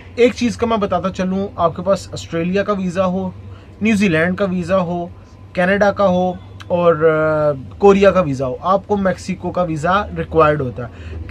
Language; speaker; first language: Urdu; non-native, local second language; Punjabi